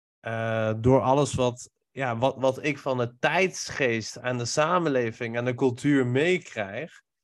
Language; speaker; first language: Dutch; early bilingual, other home language; Persian